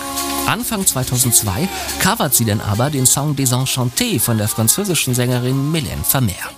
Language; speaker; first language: German; native; German